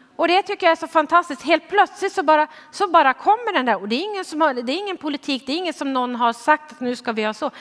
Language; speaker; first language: Swedish; native; Swedish